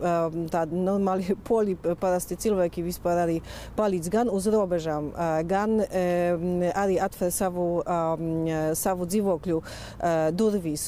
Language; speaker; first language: Latvian; non-native, fluent; Polish